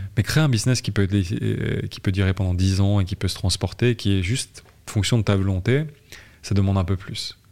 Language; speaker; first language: French; native; French